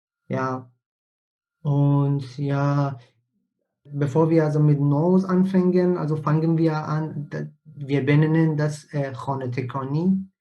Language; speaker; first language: German; non-native, fluent; Persian